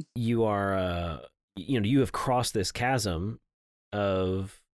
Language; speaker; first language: English; native; English